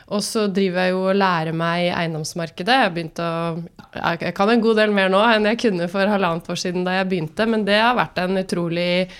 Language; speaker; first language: Norwegian; native; Norwegian